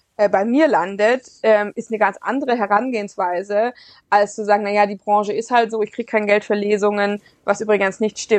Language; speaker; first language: German; native; German